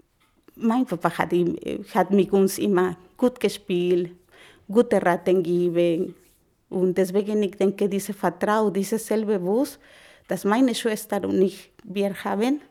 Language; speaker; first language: German; non-native, learner; Spanish